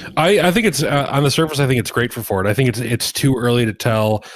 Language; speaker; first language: English; native; English